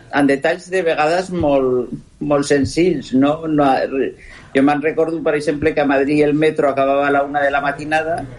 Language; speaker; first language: Catalan; non-native, local second language; Spanish